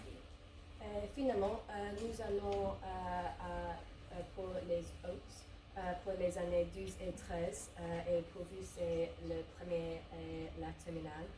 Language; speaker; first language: French; non-native, learner; English